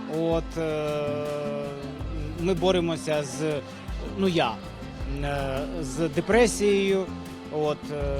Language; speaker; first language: Ukrainian; native; Ukrainian